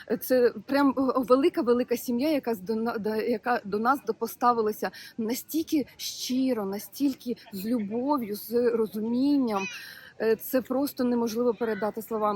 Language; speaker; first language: Ukrainian; native; Ukrainian